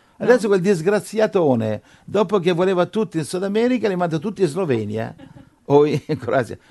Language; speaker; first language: Italian; non-native, fluent; English